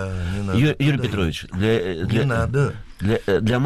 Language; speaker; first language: Russian; native; Russian